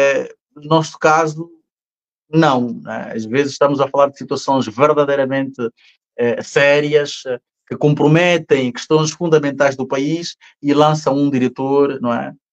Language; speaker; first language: Portuguese; native; Portuguese